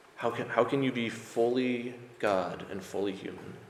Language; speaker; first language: English; native; English